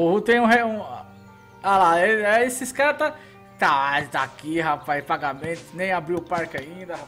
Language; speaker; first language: Portuguese; native; Portuguese